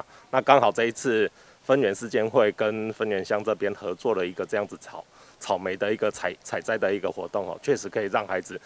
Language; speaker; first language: Chinese; native; Chinese